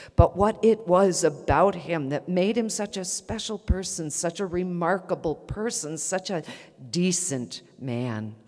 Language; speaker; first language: English; native; English